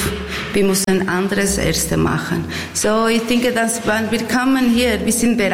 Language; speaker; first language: German; non-native, learner; Portuguese